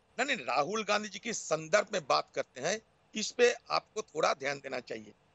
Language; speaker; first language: Hindi; non-native, local second language; Bangla